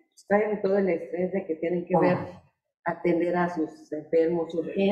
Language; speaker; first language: Spanish; native; Spanish